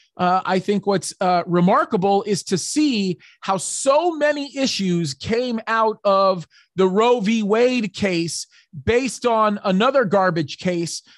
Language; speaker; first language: English; early bilingual, other home language; Arabic